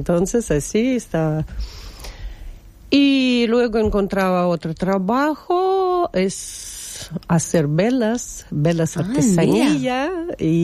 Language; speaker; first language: Spanish; non-native, learner; Russian